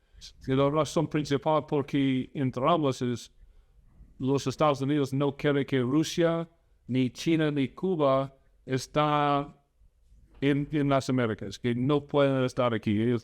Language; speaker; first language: Spanish; non-native, fluent; English